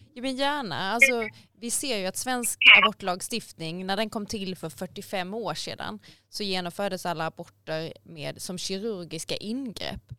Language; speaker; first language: Swedish; native; Swedish